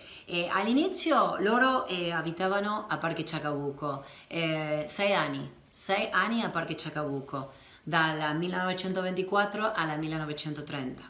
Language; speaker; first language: Italian; non-native, learner; Spanish